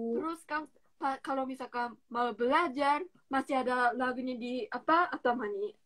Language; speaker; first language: Indonesian; non-native, fluent; Japanese